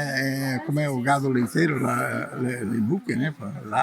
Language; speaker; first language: Italian; early bilingual, heritage; Portuguese